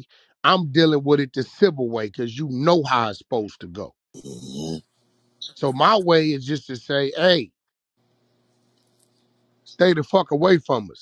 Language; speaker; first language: English; native; English